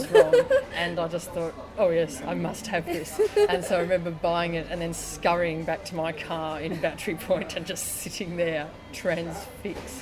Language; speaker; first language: English; native; English